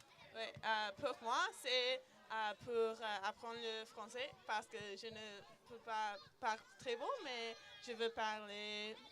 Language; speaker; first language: French; non-native, learner; English